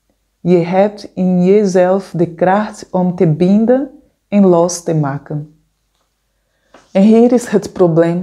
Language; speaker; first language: Dutch; non-native, fluent; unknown